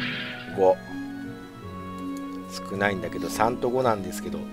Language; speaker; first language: Japanese; native; Japanese